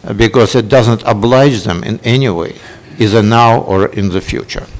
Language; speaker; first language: English; non-native, fluent; Russian